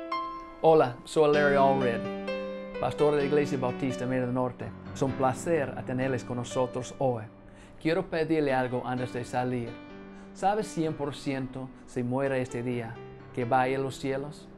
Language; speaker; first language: Spanish; non-native, fluent; English